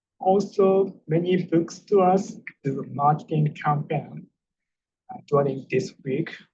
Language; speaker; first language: English; non-native, fluent; Japanese